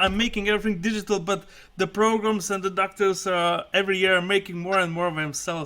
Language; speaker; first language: English; non-native, fluent; Lithuanian